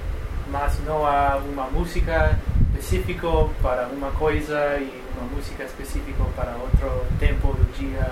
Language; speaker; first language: Portuguese; non-native, learner; Spanish